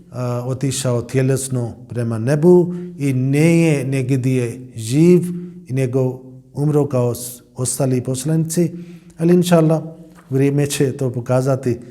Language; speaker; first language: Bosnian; non-native, learner; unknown